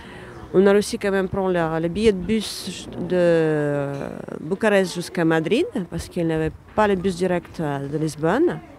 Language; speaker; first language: French; non-native, fluent; Ukrainian